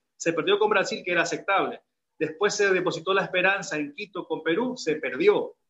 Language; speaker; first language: Spanish; native; Spanish